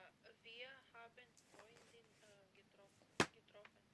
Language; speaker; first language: German; non-native, learner; Macedonian